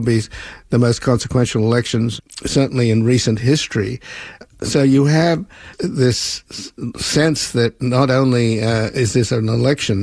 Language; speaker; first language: English; native; English